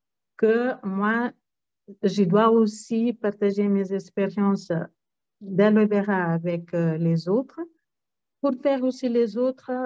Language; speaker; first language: French; non-native, fluent; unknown